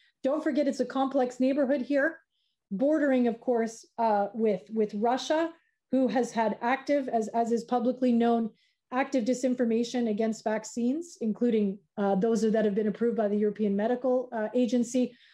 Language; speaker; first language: English; native; English